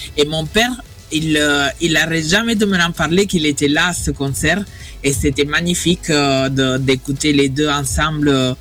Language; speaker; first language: French; non-native, fluent; Italian